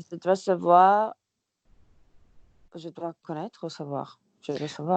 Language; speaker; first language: French; non-native, learner; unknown